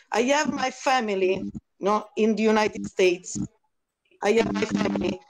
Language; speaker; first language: English; non-native, learner; Italian